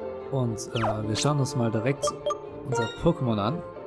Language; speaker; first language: German; native; German